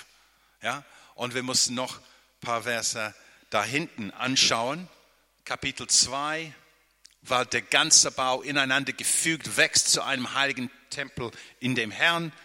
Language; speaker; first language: German; non-native, fluent; English